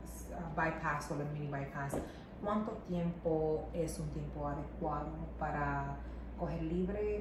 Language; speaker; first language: Spanish; non-native, local second language; English